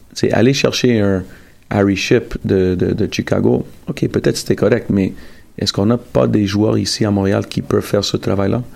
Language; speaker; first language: French; early bilingual, other home language; Italian